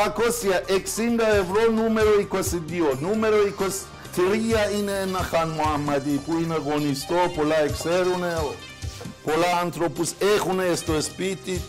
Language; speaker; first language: Greek; non-native, learner; Persian